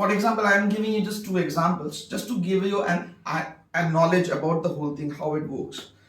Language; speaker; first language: English; non-native, local second language; Bangla